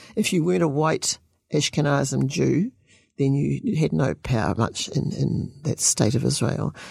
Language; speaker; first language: English; native; English